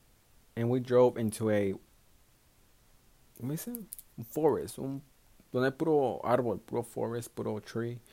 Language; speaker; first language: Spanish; early bilingual, heritage; Spanish